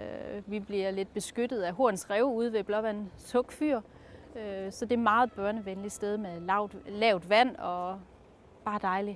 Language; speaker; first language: Danish; native; Danish